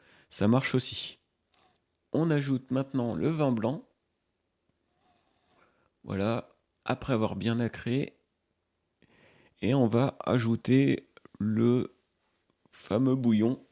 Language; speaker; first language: French; native; French